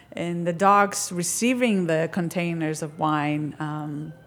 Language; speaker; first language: English; non-native, fluent; Greek